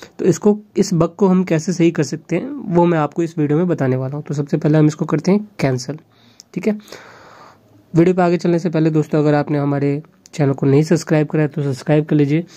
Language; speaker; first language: Hindi; native; Hindi